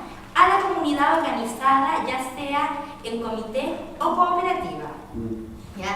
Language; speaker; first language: Spanish; native; Spanish